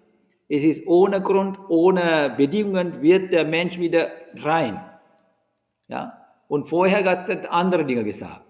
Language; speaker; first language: German; non-native, fluent; Sinhala